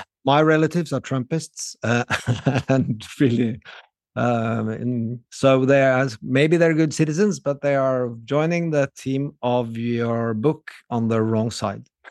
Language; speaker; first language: English; non-native, fluent; Norwegian